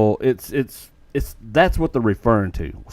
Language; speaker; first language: English; native; English